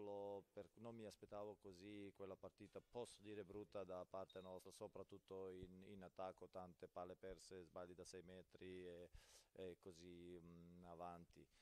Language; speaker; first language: Italian; non-native, fluent; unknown